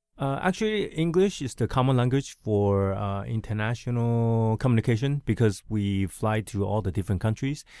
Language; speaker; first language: English; early bilingual, other home language; Chinese